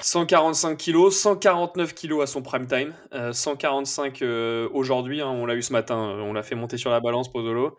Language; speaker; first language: French; native; French